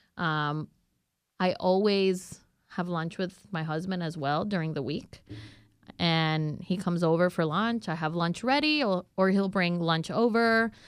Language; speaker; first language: English; non-native, fluent; Spanish